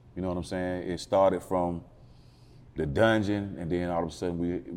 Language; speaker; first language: English; native; English